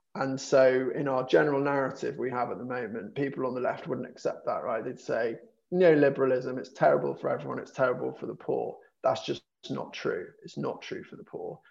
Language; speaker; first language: English; native; English